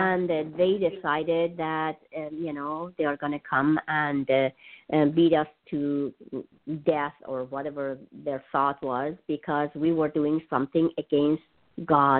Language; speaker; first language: English; non-native, fluent; Persian